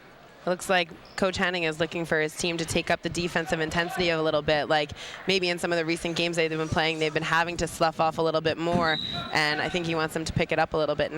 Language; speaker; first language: English; native; English